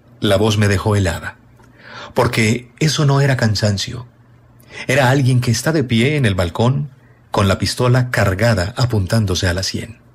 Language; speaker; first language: Spanish; native; Spanish